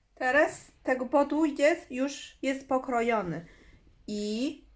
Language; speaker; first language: Polish; non-native, learner; Chinese